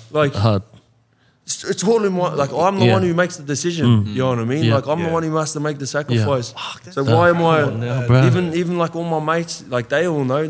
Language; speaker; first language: English; native; English